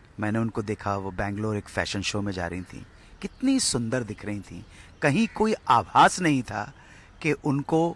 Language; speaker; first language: Hindi; native; Hindi